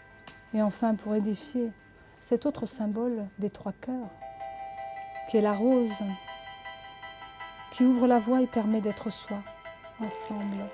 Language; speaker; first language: French; native; French